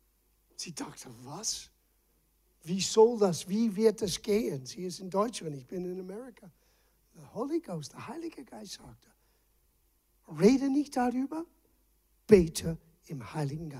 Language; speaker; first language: German; non-native, fluent; English